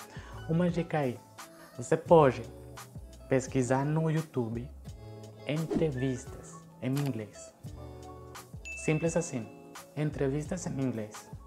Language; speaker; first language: Portuguese; non-native, fluent; Spanish